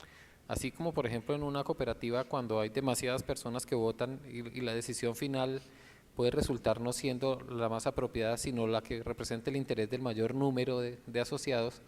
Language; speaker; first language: Spanish; native; Spanish